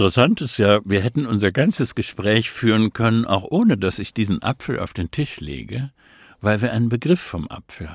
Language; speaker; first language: German; native; German